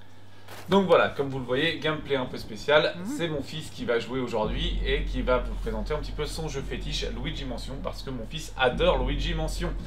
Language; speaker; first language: French; native; French